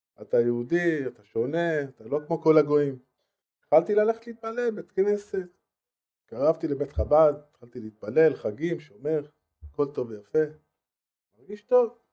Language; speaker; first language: Hebrew; non-native, fluent; French